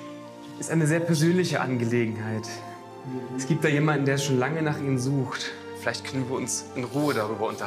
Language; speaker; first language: German; native; German